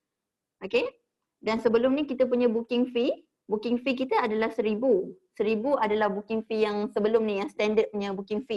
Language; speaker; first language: Malay; native; Malay